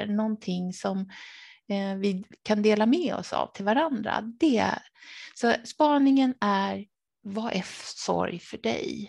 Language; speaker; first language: Swedish; native; Swedish